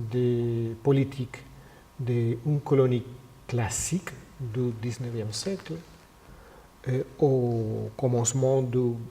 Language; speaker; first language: French; non-native, fluent; Spanish